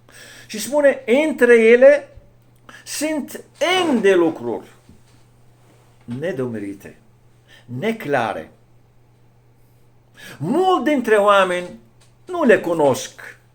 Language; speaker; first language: Romanian; non-native, fluent; Arabic